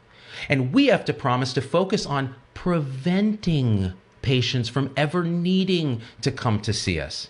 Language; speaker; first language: English; native; English